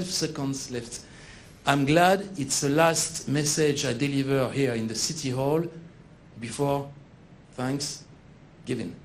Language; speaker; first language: English; non-native, fluent; French